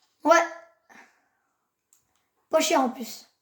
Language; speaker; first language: French; native; French